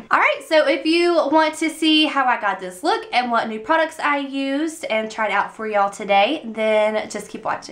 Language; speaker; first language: English; native; English